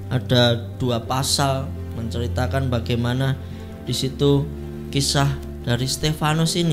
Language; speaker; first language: Indonesian; native; Indonesian